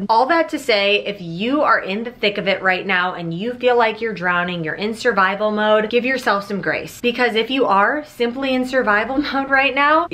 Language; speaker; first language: English; native; English